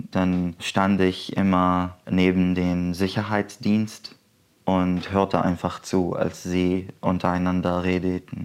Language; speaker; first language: German; non-native, fluent; Arabic